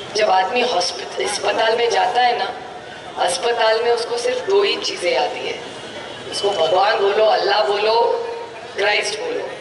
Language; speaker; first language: Hindi; non-native, local second language; Marathi